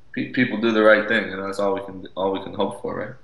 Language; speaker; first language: English; native; English